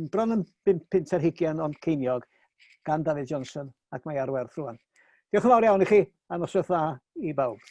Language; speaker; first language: Welsh; native; Welsh